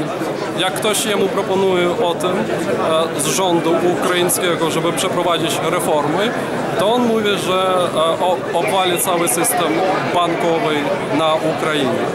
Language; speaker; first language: Polish; non-native, fluent; Ukrainian